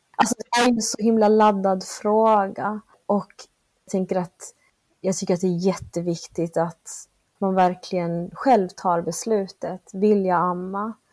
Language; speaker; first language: Swedish; early bilingual, other home language; Spanish